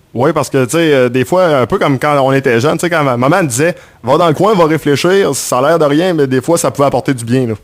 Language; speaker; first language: French; native; French